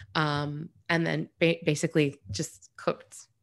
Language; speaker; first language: English; native; English